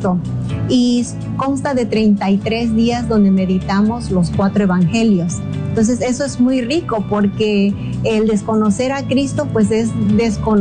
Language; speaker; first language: Spanish; native; Spanish